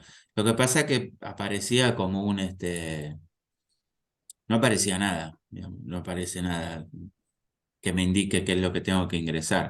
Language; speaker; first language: Spanish; native; Spanish